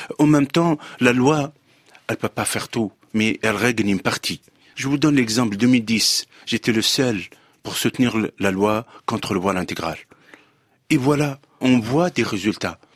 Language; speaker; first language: French; non-native, local second language; Arabic